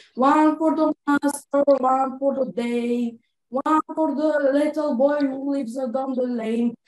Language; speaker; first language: English; non-native, learner; Arabic